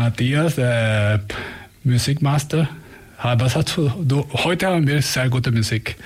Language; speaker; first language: German; non-native, learner; Spanish